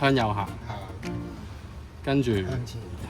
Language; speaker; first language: Chinese; native; Chinese